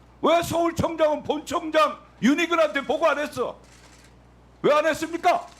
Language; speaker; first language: Korean; native; Korean